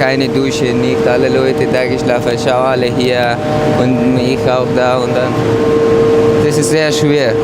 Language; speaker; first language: German; non-native, learner; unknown